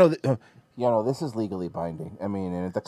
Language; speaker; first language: English; native; English